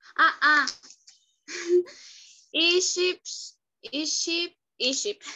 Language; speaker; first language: Korean; non-native, learner; Spanish